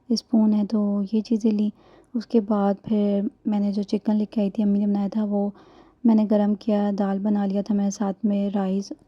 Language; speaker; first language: Urdu; native; Urdu